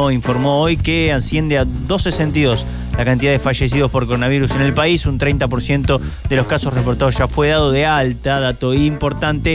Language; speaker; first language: Spanish; native; Spanish